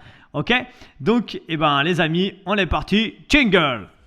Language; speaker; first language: French; native; French